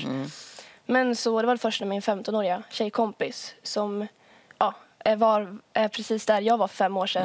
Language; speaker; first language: Swedish; native; Swedish